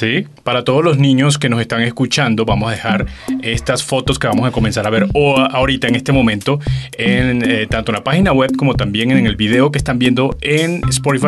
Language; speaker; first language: Spanish; native; Spanish